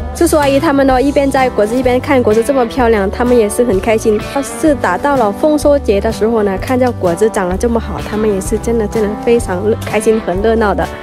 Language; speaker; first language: Chinese; non-native, fluent; Lao